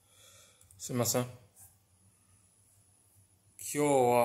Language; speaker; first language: Japanese; non-native, learner; English